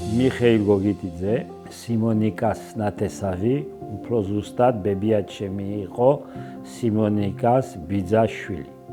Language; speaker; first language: Georgian; early bilingual, heritage; Georgian